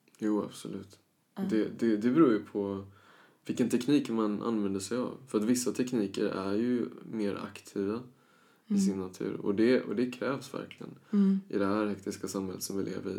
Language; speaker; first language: Swedish; early bilingual, other home language; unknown